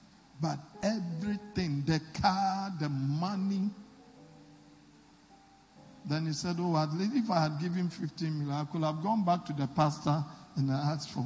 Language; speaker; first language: English; non-native, local second language; Akan